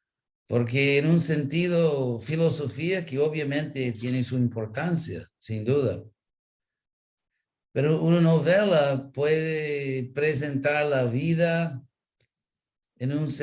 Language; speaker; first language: Spanish; non-native, fluent; English